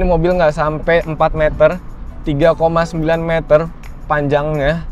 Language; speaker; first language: Indonesian; native; Indonesian